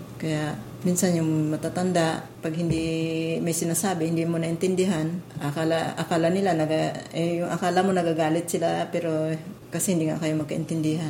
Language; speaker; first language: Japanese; non-native, learner; Filipino